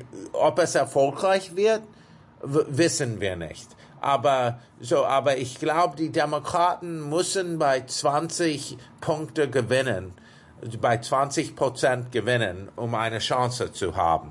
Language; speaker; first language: German; non-native, fluent; English